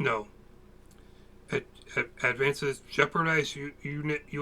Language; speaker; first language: English; native; English